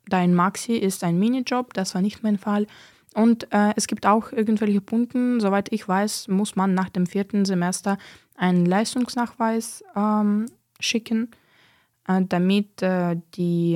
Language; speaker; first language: German; non-native, fluent; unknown